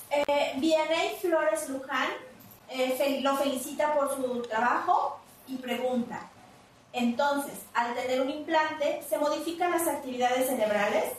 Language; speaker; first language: Spanish; native; Spanish